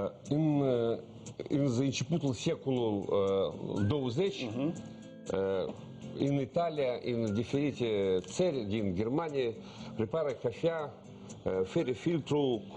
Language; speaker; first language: Romanian; non-native, learner; Russian